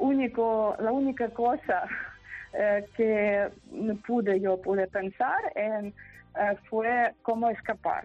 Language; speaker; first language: Spanish; non-native, fluent; Ukrainian